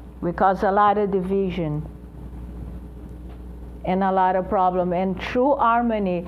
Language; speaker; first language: English; non-native, fluent; Portuguese